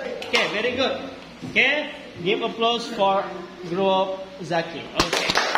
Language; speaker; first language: English; non-native, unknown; Indonesian